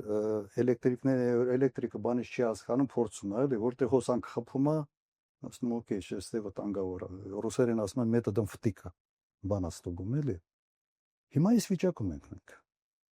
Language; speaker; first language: Armenian; native; Armenian